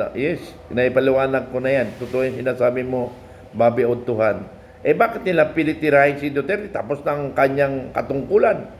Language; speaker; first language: Filipino; native; Filipino